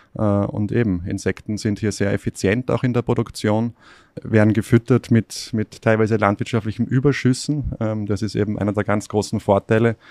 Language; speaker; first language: German; native; German